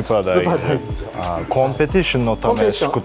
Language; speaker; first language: Japanese; non-native, fluent; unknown